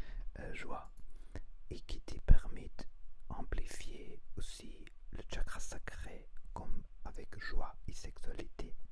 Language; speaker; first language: French; non-native, learner; Spanish